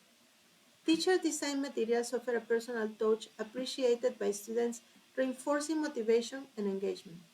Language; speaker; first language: English; non-native, fluent; Spanish